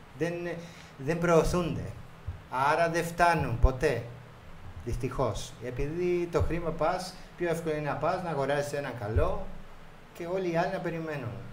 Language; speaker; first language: Greek; non-native, fluent; Spanish